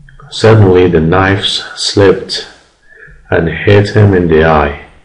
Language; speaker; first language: English; non-native, fluent; Persian